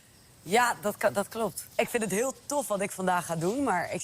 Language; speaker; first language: Dutch; native; Dutch